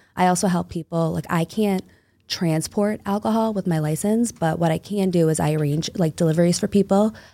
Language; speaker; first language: English; native; English